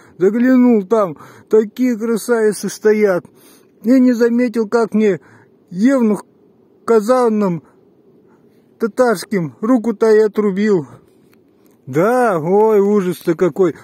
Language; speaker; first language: Russian; native; Russian